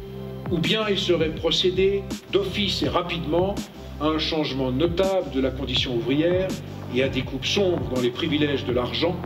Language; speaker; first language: French; native; French